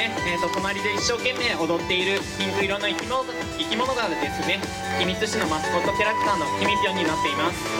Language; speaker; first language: Japanese; native; Japanese